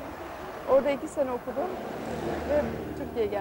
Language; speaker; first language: Turkish; early bilingual, heritage; Turkish